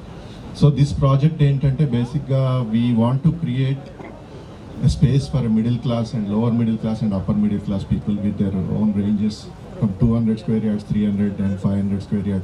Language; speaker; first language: Telugu; native; Telugu